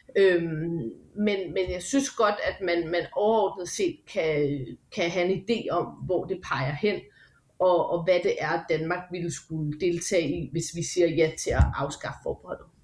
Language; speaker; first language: Danish; native; Danish